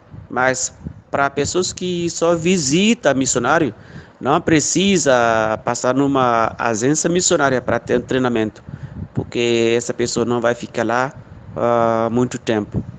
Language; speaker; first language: Portuguese; non-native, local second language; Fula